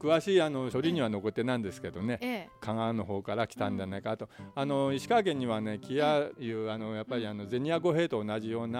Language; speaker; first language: Japanese; native; Japanese